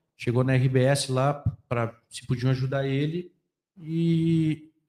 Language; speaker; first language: Portuguese; native; Portuguese